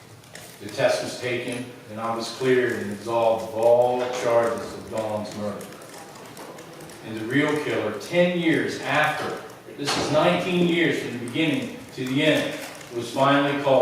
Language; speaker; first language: English; native; English